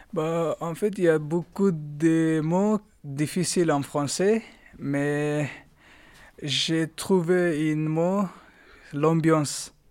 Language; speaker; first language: French; non-native, learner; Pashto